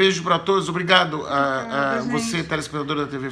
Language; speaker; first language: Portuguese; native; Portuguese